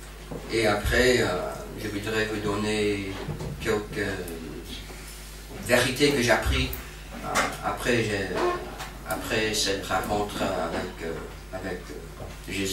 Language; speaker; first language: French; non-native, fluent; English